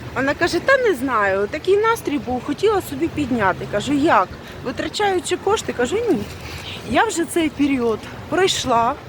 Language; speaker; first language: Ukrainian; native; Ukrainian